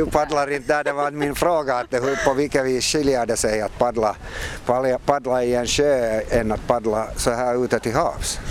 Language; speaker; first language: Swedish; native; Swedish